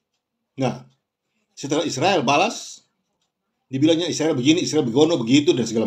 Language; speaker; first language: Indonesian; native; Indonesian